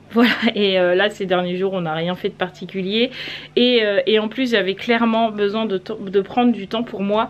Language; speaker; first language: French; native; French